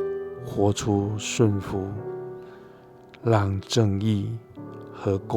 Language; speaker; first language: Chinese; native; Chinese